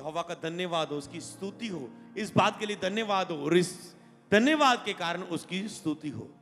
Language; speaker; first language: Hindi; non-native, local second language; Punjabi